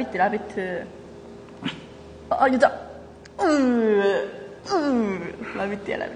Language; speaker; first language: Korean; non-native, learner; Japanese